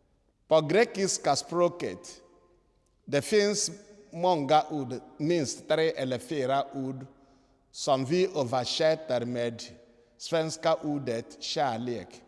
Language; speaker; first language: Swedish; non-native, fluent; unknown